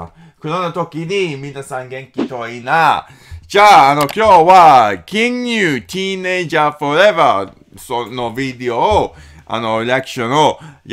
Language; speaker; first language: Japanese; non-native, learner; English